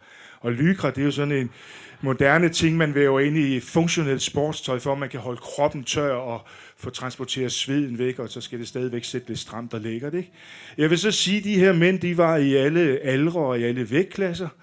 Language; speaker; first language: Danish; native; Danish